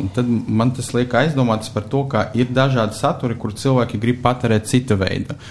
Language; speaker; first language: Latvian; non-native, local second language; Russian